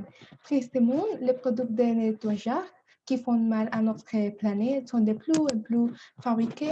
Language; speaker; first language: French; non-native, learner; Spanish